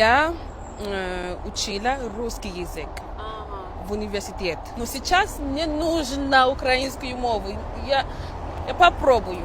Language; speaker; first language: Ukrainian; non-native, learner; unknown